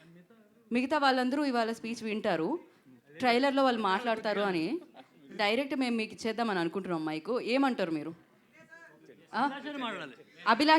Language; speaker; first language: Telugu; native; Telugu